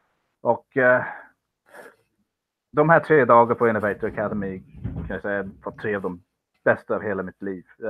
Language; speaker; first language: Swedish; non-native, fluent; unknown